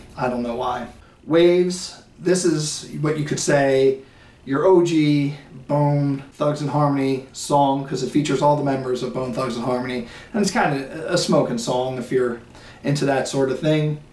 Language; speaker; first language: English; native; English